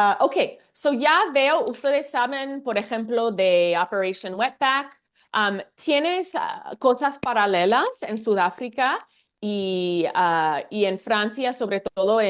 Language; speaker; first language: Spanish; non-native, fluent; English